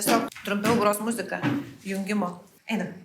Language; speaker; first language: Lithuanian; native; Lithuanian